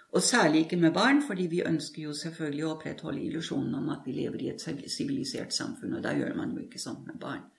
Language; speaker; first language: Norwegian; non-native, fluent; German